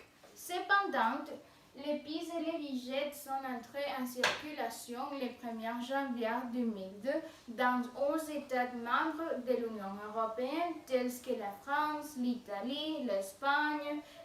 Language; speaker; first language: French; non-native, fluent; Spanish